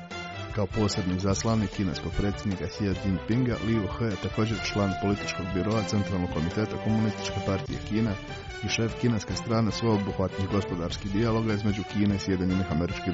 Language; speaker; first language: Croatian; native; Croatian